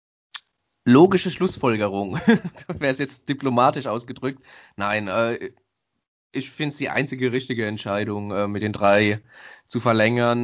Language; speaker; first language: German; native; German